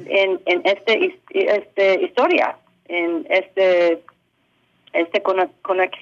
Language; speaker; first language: Spanish; early bilingual, heritage; English